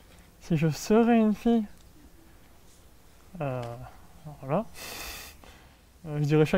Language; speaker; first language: French; native; French